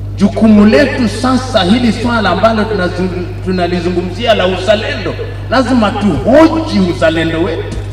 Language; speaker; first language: Swahili; non-native, local second language; Luo (Kenya and Tanzania)